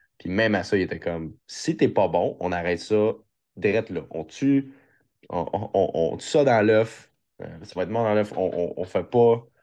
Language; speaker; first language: French; native; French